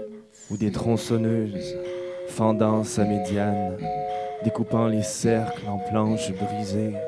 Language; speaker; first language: French; native; French